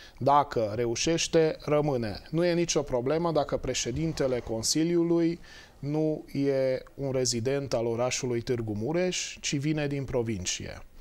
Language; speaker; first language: Romanian; non-native, local second language; Hungarian